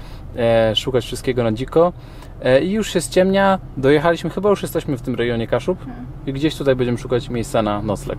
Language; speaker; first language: Polish; native; Polish